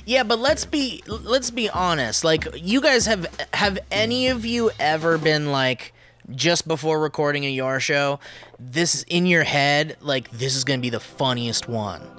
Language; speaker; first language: English; native; English